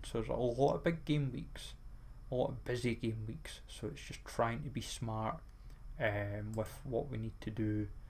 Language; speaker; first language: English; native; English